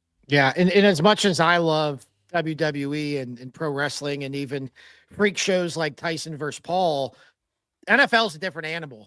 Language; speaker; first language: English; native; English